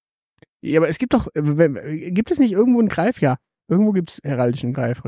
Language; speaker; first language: German; native; German